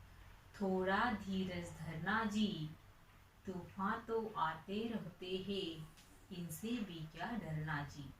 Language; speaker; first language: Hindi; non-native, local second language; Marathi